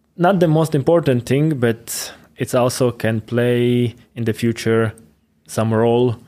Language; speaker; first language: English; non-native, fluent; Latvian